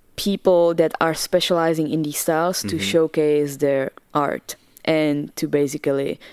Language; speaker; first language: English; non-native, fluent; Czech